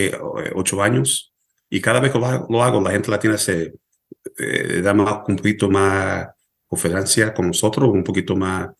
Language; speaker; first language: Spanish; early bilingual, heritage; Spanish